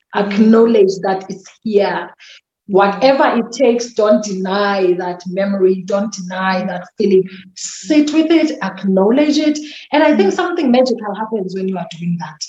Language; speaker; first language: English; non-native, local second language; Xhosa